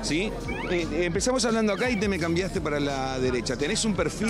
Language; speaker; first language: Spanish; native; Spanish